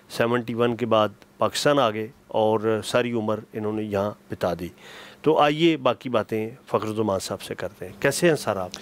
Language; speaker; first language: Urdu; non-native, local second language; Punjabi